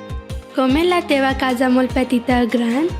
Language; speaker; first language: Catalan; non-native, learner; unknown